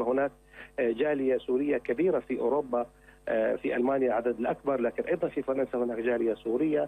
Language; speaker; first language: Arabic; native; Arabic